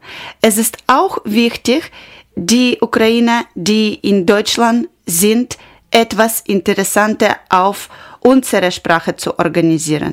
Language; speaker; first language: German; non-native, learner; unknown